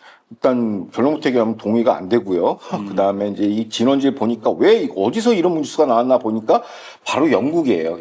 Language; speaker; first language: Korean; native; Korean